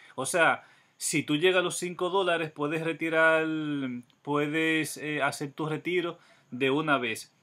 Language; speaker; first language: Spanish; native; Spanish